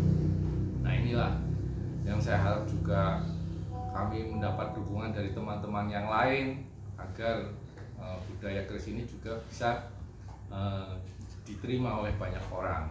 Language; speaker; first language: Indonesian; native; Indonesian